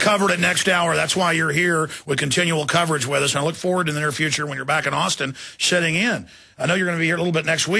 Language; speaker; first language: English; native; English